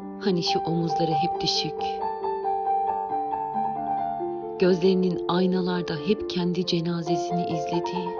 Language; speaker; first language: Turkish; native; Turkish